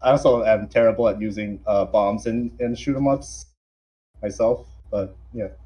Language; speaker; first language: English; native; English